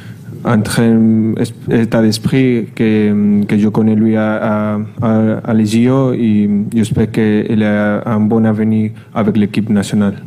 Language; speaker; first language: French; non-native, fluent; Spanish